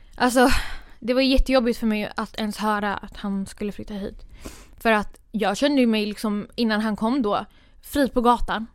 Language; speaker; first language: Swedish; early bilingual, other home language; Kurdish